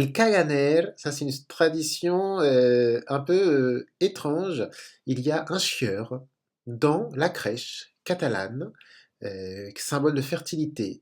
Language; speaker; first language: French; native; French